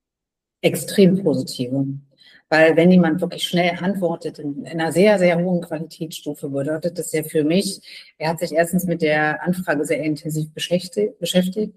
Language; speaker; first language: German; native; German